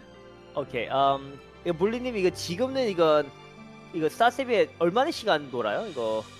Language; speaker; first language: Korean; early bilingual, heritage; Korean